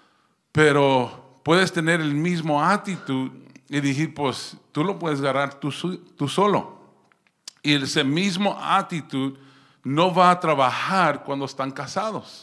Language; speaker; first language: Spanish; early bilingual, heritage; Spanish